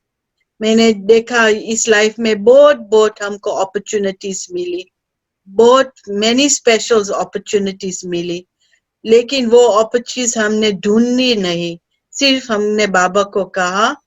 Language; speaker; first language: Hindi; early bilingual, heritage; Hindi